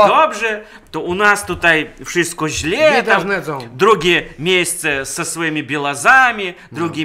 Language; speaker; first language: Polish; non-native, fluent; Russian